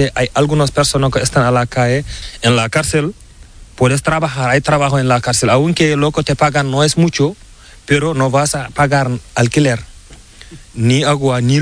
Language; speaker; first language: Spanish; non-native, learner; Fula